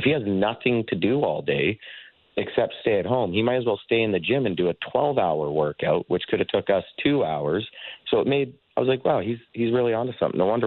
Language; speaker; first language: English; native; English